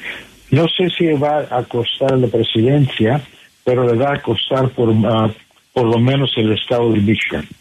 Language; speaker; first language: Spanish; non-native, fluent; English